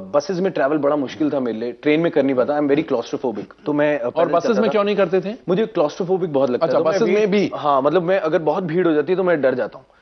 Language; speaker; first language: Hindi; native; Hindi